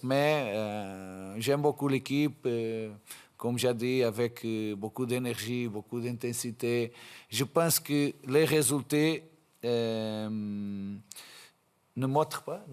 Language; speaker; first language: French; non-native, fluent; Portuguese